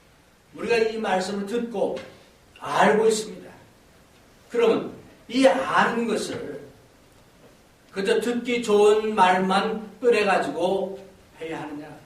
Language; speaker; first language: Korean; native; Korean